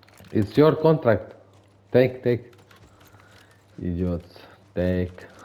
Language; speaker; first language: English; non-native, learner; Ukrainian